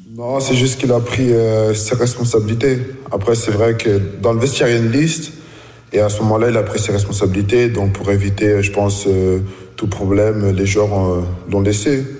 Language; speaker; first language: French; native; French